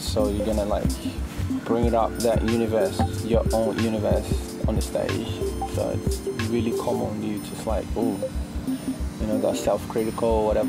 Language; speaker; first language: English; non-native, fluent; Portuguese